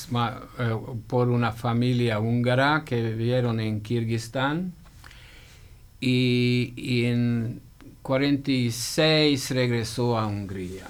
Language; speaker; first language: Spanish; non-native, fluent; Hungarian